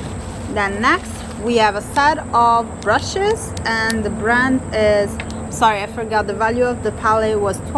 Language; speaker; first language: English; non-native, fluent; Italian